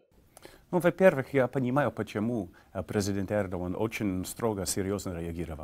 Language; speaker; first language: Russian; non-native, fluent; English